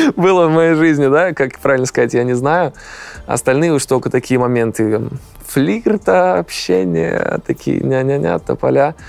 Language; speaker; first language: Russian; native; Russian